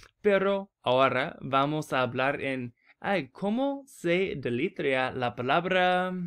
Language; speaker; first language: Spanish; non-native, learner; English